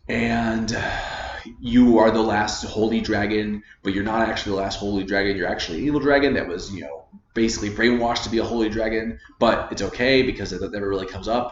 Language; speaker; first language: English; native; English